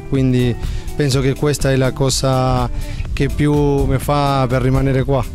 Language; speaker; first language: Italian; non-native, fluent; Spanish